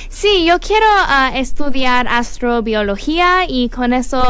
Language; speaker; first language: Spanish; non-native, learner; English